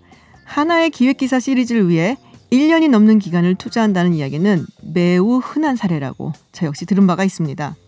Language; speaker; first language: Korean; native; Korean